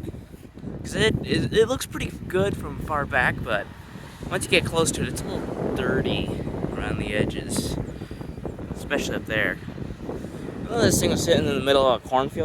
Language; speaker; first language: English; native; English